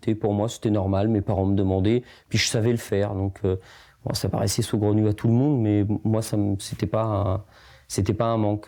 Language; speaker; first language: French; early bilingual, other home language; Portuguese